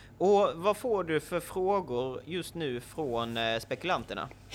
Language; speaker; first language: Swedish; native; Swedish